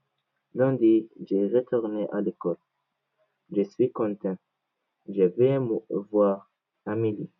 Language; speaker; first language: French; non-native, learner; Arabic